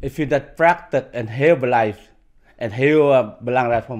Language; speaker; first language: Dutch; non-native, learner; Vietnamese